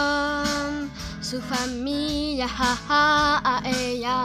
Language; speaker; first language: Spanish; non-native, learner; French